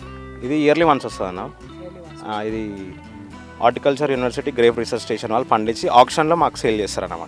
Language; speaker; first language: Telugu; native; Telugu